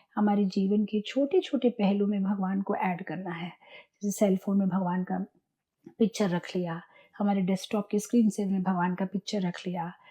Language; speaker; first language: Hindi; non-native, local second language; Gujarati